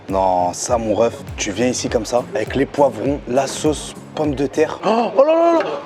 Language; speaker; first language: French; early bilingual, other home language; Riffian